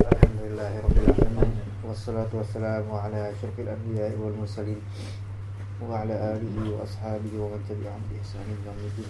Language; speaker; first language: Arabic; non-native, fluent; Indonesian